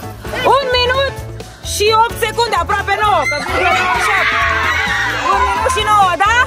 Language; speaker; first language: Romanian; native; Romanian